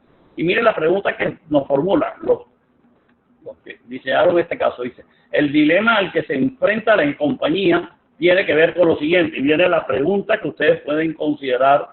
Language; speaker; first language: Spanish; native; Spanish